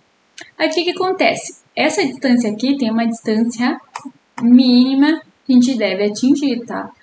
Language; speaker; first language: Portuguese; native; Portuguese